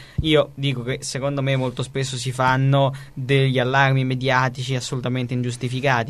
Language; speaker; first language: Italian; native; Italian